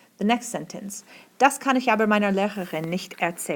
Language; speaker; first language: German; non-native, fluent; English